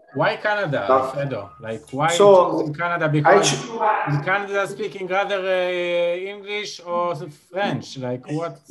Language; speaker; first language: English; non-native, fluent; Hebrew